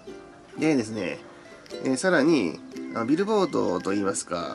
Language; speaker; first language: Japanese; native; Japanese